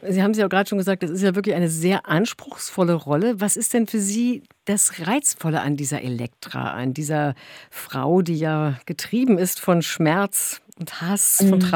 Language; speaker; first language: German; native; German